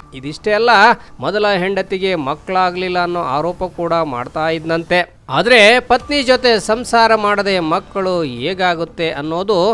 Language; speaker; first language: Kannada; native; Kannada